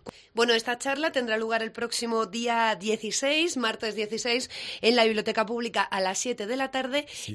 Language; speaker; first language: Spanish; native; Spanish